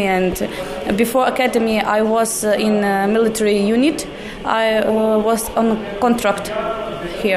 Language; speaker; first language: English; non-native, learner; Ukrainian